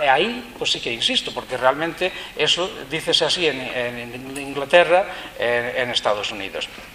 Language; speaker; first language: Spanish; native; Spanish